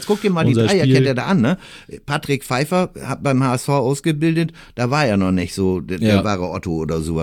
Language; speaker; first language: German; native; German